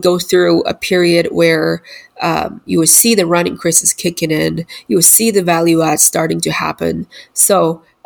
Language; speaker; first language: English; non-native, fluent; Chinese